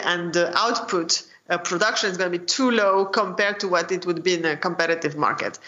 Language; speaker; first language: English; non-native, fluent; French